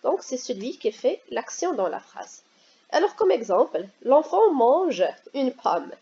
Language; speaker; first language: French; non-native, local second language; Arabic